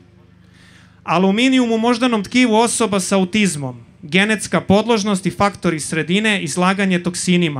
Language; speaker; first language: Serbian; native; Serbian